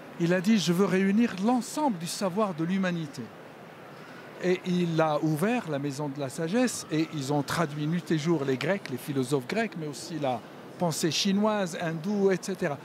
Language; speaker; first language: French; non-native, local second language; Arabic